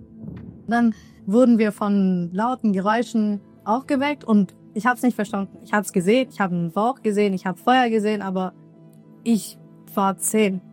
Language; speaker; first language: German; early bilingual, other home language; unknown